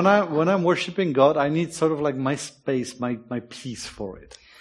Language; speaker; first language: English; non-native, fluent; Czech